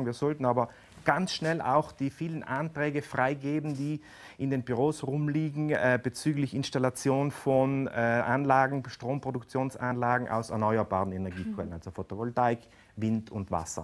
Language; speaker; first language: German; native; German